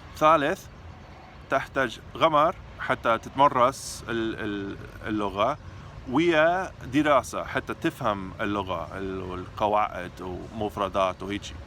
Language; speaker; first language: Arabic; non-native, fluent; English